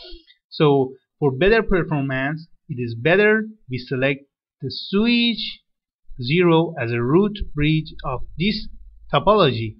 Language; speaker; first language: English; non-native, fluent; Persian